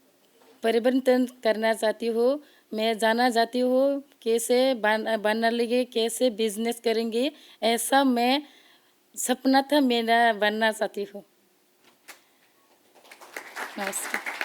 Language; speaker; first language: Hindi; non-native, local second language; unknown